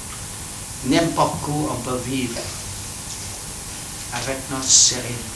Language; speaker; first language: French; non-native, learner; Vietnamese